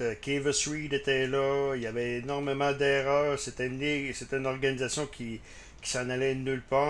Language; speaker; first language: French; native; French